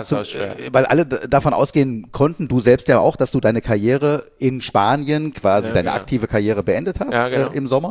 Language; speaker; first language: German; native; German